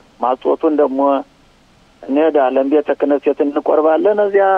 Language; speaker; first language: Amharic; native; Amharic